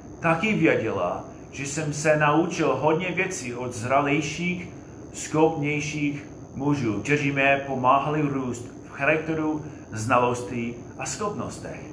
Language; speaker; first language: Czech; non-native, fluent; English